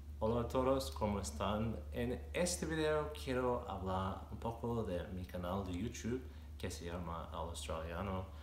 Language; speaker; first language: Spanish; non-native, fluent; English